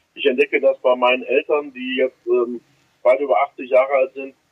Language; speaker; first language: German; native; German